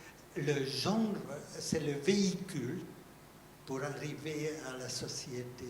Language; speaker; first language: French; non-native, fluent; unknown